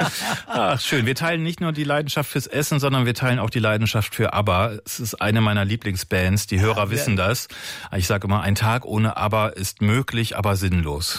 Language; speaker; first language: German; native; German